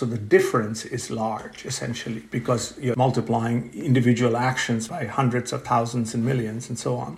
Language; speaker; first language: English; non-native, local second language; Bangla